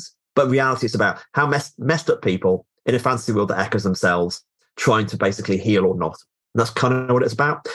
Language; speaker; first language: English; native; English